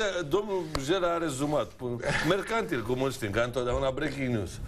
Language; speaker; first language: Romanian; native; Romanian